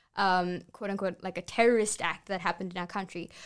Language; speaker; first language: English; non-native, local second language; Sinhala